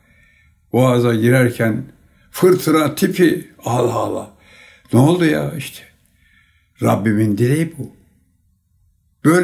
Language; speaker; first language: Turkish; native; Turkish